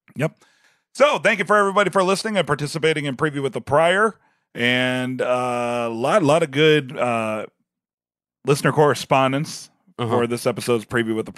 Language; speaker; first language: English; native; English